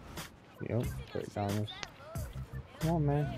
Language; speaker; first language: English; native; English